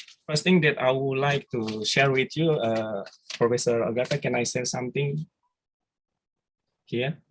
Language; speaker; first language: English; non-native, fluent; Indonesian